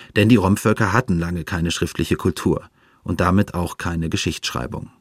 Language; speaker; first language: German; native; German